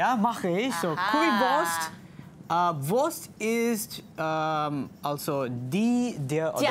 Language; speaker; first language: German; non-native, learner; Malay